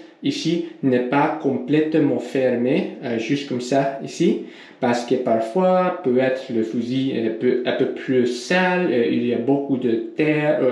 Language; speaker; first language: French; non-native, learner; English